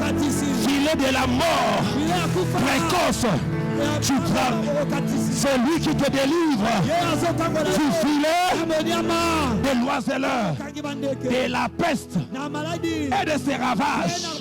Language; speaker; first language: French; non-native, local second language; Lingala